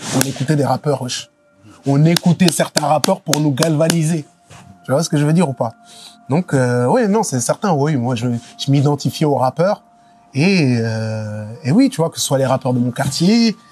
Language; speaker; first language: French; native; French